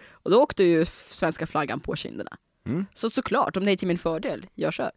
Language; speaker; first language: Swedish; early bilingual, other home language; Russian